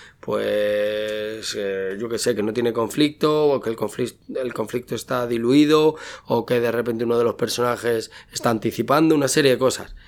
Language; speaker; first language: Spanish; native; Spanish